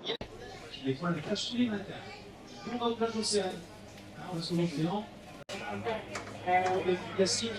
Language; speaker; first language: French; native; French